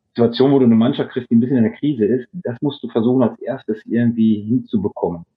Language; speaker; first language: German; early bilingual, other home language; Dutch